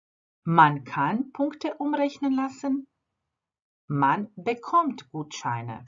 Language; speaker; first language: German; non-native, fluent; Croatian